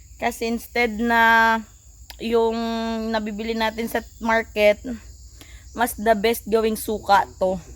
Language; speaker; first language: Filipino; non-native, local second language; Cebuano